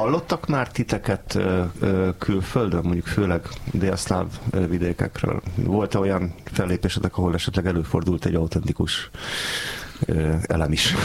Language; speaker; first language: Hungarian; native; Hungarian